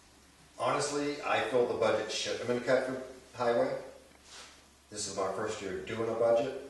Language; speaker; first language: English; native; English